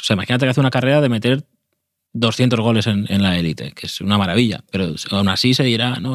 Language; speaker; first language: Spanish; native; Spanish